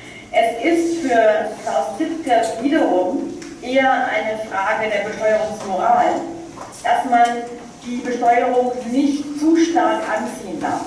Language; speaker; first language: German; native; German